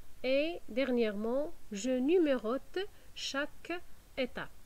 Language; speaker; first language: French; non-native, fluent; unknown